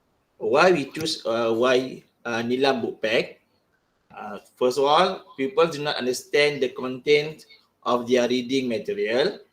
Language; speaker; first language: English; non-native, local second language; Malay